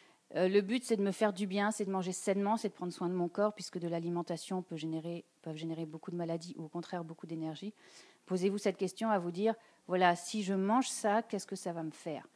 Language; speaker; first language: French; native; French